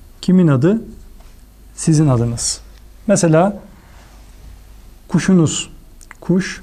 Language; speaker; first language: Turkish; native; Turkish